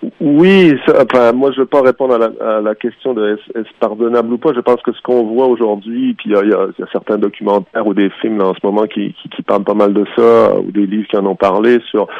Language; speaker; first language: French; native; French